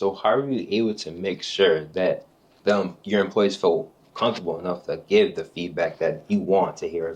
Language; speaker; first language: English; native; English